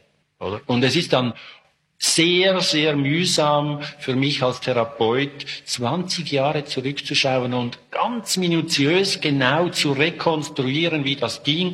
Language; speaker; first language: German; native; German